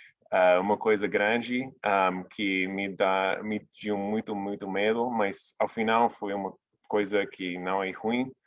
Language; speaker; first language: Portuguese; non-native, fluent; English